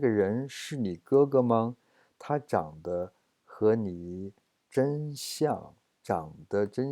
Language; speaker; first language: Chinese; non-native, fluent; English